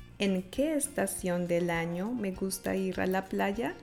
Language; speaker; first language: Spanish; non-native, fluent; French